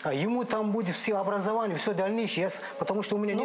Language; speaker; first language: Russian; non-native, learner; Turkish